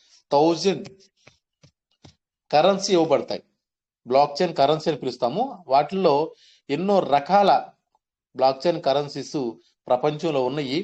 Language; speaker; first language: Telugu; native; Telugu